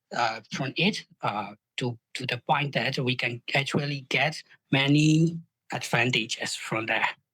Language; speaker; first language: English; non-native, fluent; Burmese